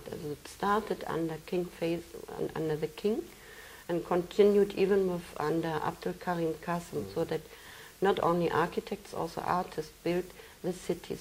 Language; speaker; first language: English; non-native, fluent; German